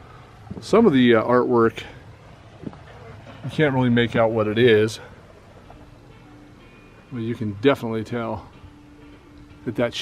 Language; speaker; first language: English; native; English